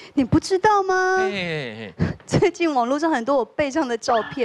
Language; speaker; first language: Chinese; native; Chinese